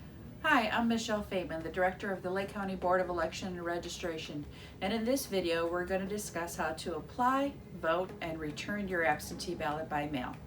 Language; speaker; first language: English; native; English